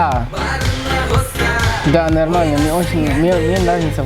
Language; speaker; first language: Russian; non-native, learner; English